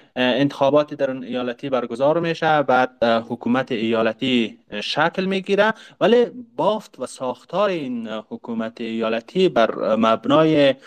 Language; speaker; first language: Persian; native; Persian